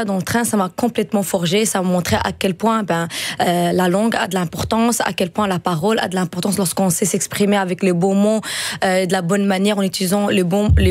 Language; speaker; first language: French; non-native, fluent; Dutch